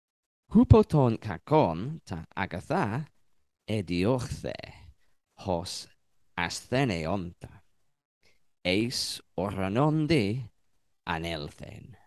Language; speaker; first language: Greek; non-native, learner; English